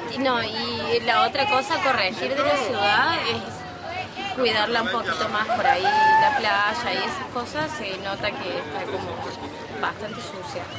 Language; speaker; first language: Spanish; native; Spanish